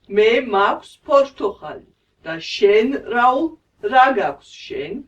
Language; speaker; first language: Georgian; non-native, learner; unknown